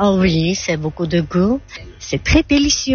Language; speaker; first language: French; non-native, learner; Georgian